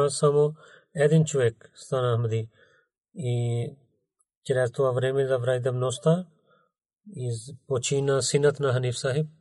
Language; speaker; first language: Bulgarian; non-native, fluent; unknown